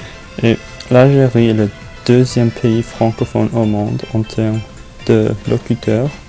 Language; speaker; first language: French; non-native, learner; English